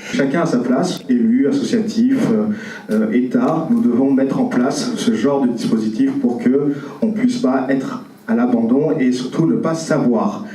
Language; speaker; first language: French; native; French